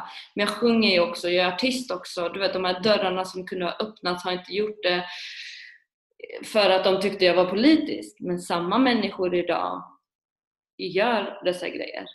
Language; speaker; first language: Swedish; early bilingual, other home language; Persian